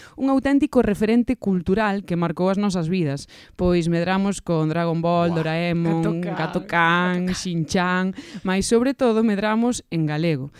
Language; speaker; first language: Galician; native; Galician